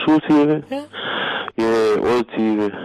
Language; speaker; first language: Danish; non-native, learner; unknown